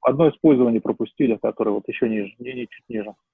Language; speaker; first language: Russian; native; Russian